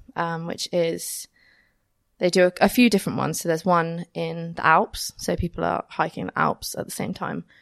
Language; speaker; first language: English; native; English